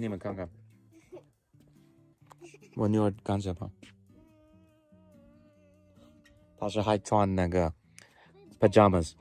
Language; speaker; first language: Chinese; non-native, fluent; English